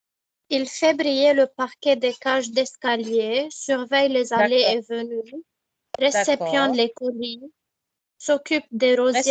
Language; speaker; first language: French; non-native, learner; Arabic